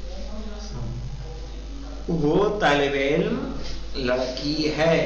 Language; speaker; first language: Urdu; native; Urdu